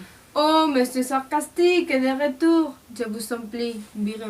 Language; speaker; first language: French; non-native, learner; Spanish